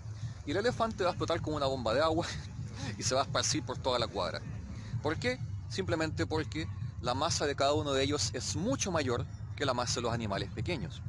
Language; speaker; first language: Spanish; native; Spanish